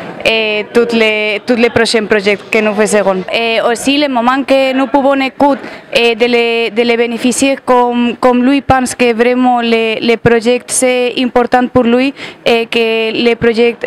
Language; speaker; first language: French; non-native, learner; Spanish